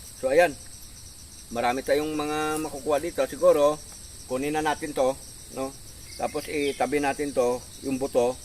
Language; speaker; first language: Filipino; non-native, local second language; Hiligaynon